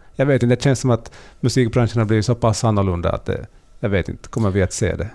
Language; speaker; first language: Swedish; native; Swedish